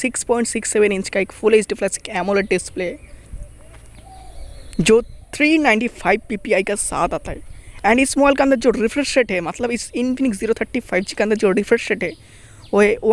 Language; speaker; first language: Hindi; non-native, local second language; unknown